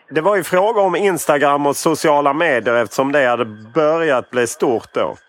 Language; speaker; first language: Swedish; native; Swedish